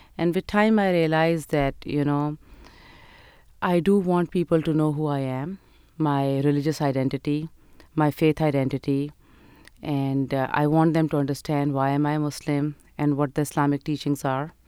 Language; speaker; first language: English; non-native, local second language; Urdu